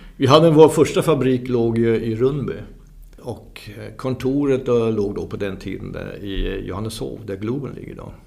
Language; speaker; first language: Swedish; non-native, fluent; German